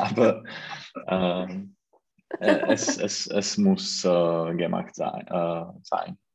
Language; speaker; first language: German; non-native, learner; Czech